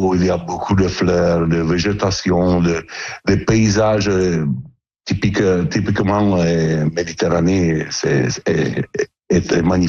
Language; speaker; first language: French; non-native, learner; Italian